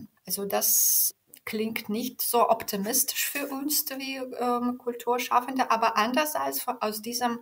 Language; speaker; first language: German; non-native, fluent; Belarusian